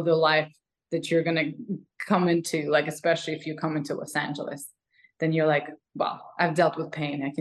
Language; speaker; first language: English; non-native, fluent; Ukrainian